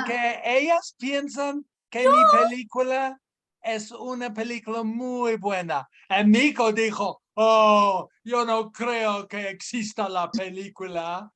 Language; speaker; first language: Spanish; non-native, fluent; English